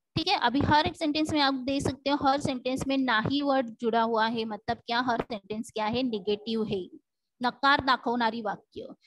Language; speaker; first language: Hindi; non-native, local second language; Marathi